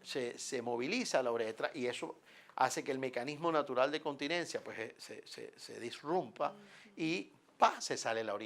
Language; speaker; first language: Spanish; native; Spanish